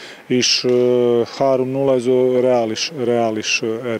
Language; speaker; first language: Hungarian; non-native, learner; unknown